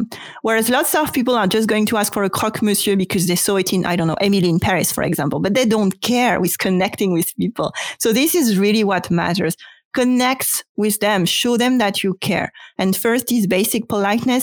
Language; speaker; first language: English; non-native, fluent; French